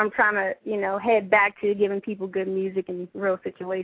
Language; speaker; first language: English; native; English